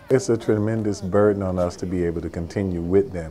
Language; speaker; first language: English; native; English